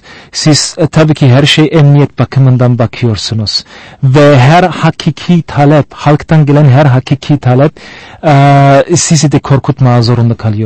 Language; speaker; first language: Turkish; non-native, fluent; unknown